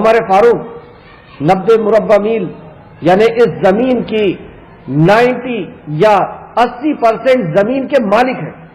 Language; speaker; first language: Urdu; native; Urdu